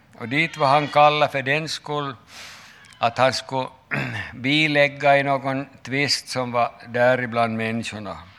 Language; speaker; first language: Swedish; native; Swedish